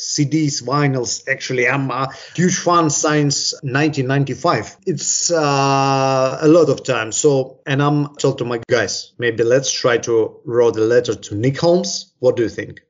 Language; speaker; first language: English; non-native, fluent; Ukrainian